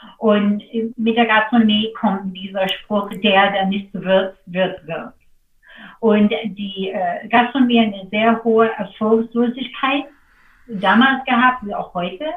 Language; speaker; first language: German; non-native, fluent; English